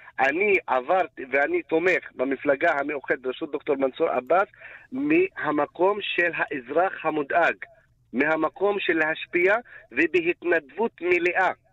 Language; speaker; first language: Hebrew; non-native, local second language; Arabic